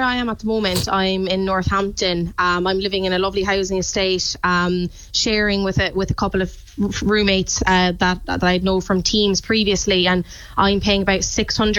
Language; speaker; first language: English; native; English